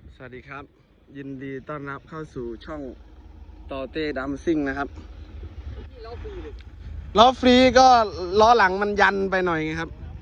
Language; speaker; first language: Thai; non-native, local second language; Northern Khmer